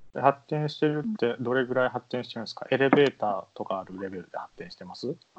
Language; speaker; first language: Japanese; native; Japanese